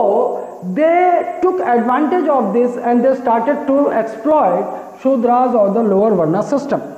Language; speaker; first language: English; non-native, local second language; Hindi